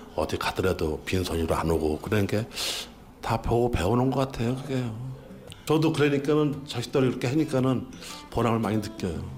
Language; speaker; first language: Korean; native; Korean